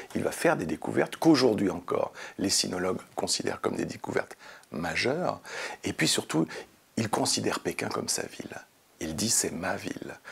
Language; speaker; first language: French; native; French